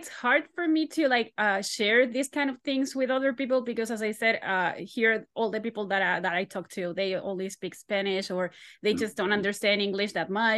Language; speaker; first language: English; non-native, fluent; Spanish